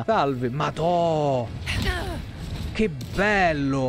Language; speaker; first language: Italian; native; Italian